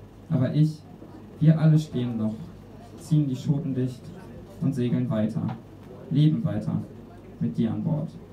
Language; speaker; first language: German; native; German